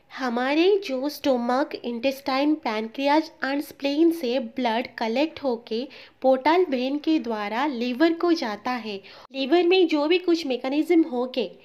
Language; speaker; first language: Hindi; non-native, local second language; Bangla